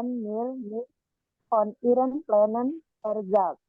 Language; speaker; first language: German; non-native, learner; Indonesian